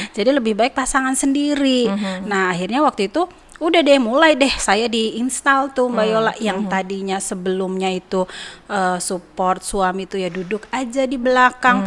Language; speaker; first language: Indonesian; native; Indonesian